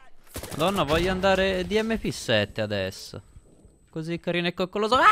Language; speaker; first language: Italian; native; Italian